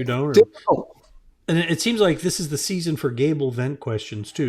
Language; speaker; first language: English; native; English